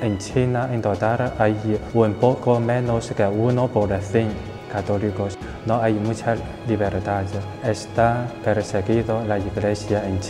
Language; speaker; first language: Spanish; non-native, local second language; Chinese